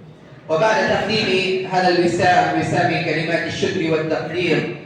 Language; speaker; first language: Arabic; non-native, fluent; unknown